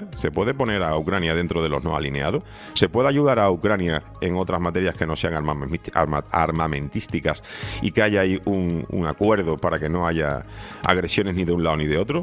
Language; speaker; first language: Spanish; native; Spanish